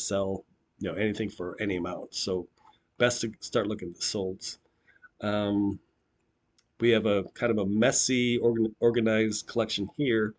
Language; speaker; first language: English; native; English